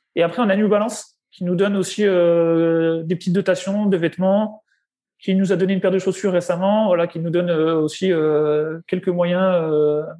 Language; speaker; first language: French; native; French